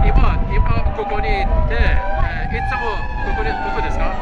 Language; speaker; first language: Japanese; non-native, learner; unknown